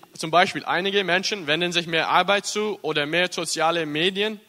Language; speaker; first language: German; early bilingual, heritage; English